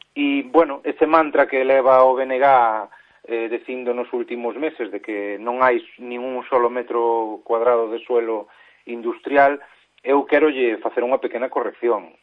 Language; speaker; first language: Galician; native; Galician